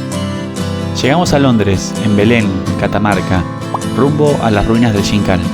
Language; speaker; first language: Spanish; native; Spanish